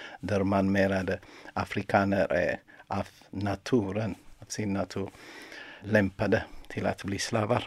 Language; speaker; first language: Swedish; non-native, fluent; Amharic